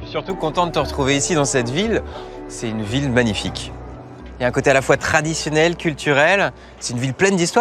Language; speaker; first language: French; native; French